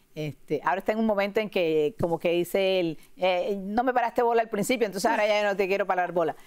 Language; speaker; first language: Spanish; native; Spanish